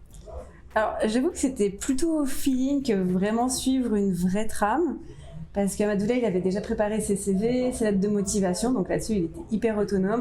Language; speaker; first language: French; native; French